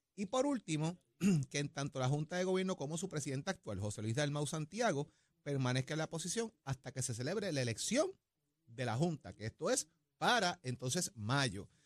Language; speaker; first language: Spanish; native; Spanish